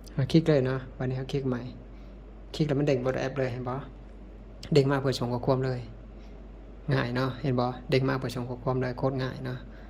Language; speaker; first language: Lao; native; Lao